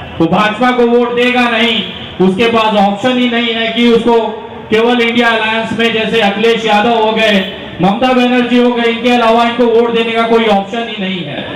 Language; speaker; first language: Hindi; native; Hindi